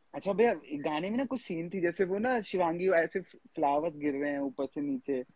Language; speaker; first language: Hindi; native; Hindi